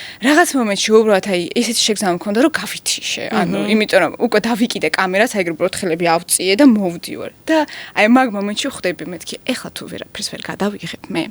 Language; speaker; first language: Georgian; non-native, local second language; Russian